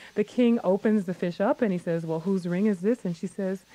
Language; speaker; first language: English; native; English